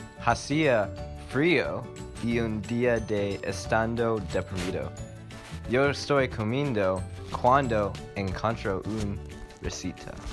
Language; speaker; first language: Spanish; non-native, learner; English